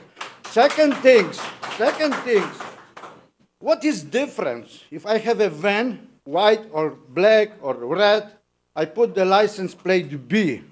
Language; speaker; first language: English; non-native, learner; Polish